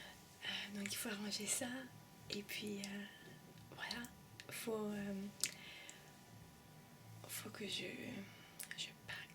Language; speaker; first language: French; early bilingual, heritage; French